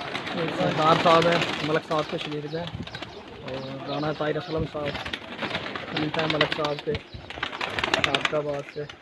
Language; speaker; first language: Hindi; non-native, local second language; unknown